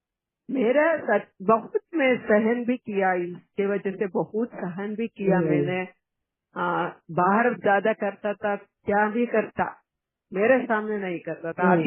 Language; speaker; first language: Hindi; non-native, local second language; Kannada